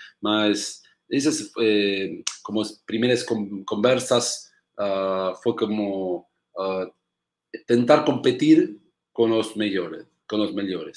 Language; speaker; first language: Portuguese; non-native, learner; Spanish